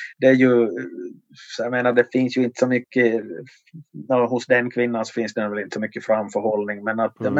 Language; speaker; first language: Swedish; native; Swedish